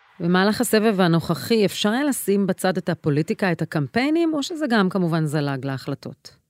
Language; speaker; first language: Hebrew; native; Hebrew